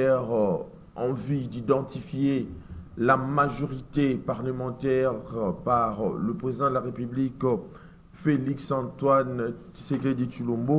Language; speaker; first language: French; non-native, local second language; Lingala